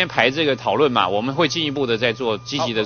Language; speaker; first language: Chinese; native; Chinese